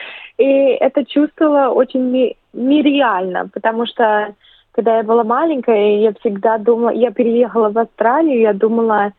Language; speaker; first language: Russian; early bilingual, other home language; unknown